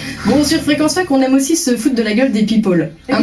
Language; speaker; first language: French; native; French